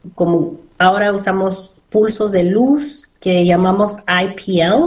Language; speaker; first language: Spanish; early bilingual, heritage; Spanish